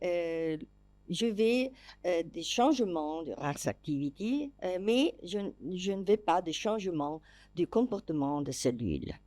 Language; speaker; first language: French; non-native, learner; Italian